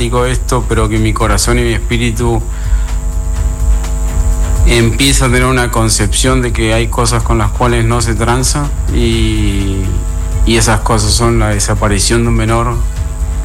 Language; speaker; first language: Spanish; native; Spanish